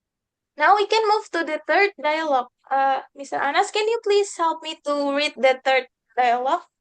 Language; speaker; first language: English; non-native, fluent; Indonesian